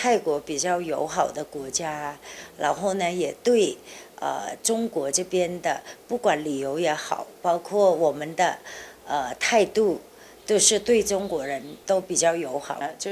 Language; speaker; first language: Chinese; non-native, fluent; Thai